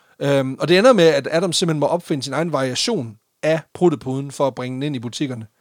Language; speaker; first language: Danish; native; Danish